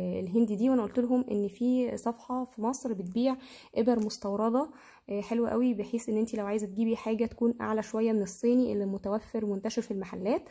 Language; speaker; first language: Arabic; native; Arabic